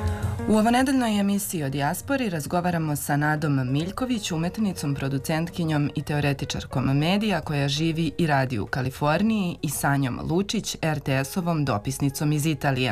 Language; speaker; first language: Serbian; native; Serbian